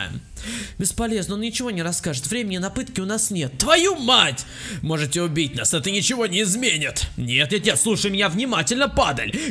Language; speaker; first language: Russian; native; Russian